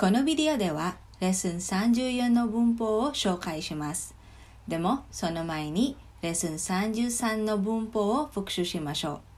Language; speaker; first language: Japanese; non-native, learner; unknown